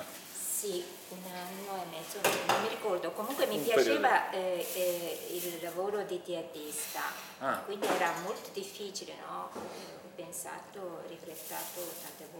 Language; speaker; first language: Italian; non-native, fluent; Japanese